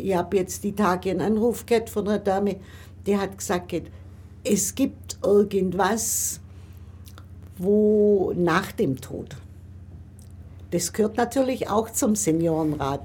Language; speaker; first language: German; native; German